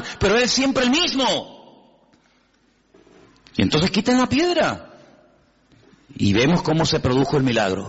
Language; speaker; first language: Spanish; native; Spanish